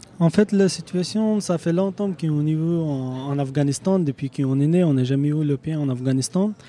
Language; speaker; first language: French; non-native, learner; Persian